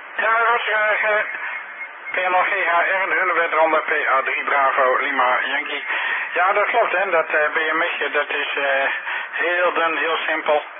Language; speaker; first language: Dutch; native; Dutch